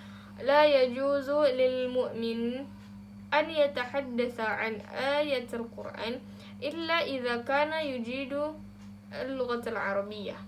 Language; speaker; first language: Arabic; non-native, learner; Indonesian